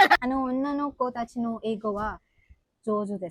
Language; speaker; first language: Japanese; non-native, learner; Telugu